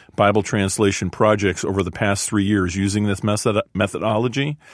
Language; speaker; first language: English; native; English